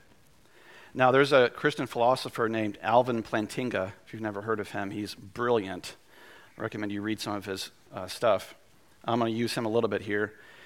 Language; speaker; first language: English; native; English